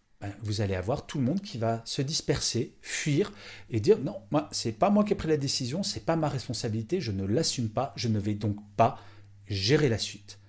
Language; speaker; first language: French; native; French